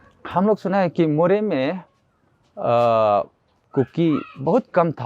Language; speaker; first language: Hindi; non-native, local second language; Manipuri